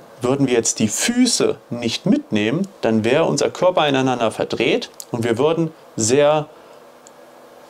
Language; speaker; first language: German; native; German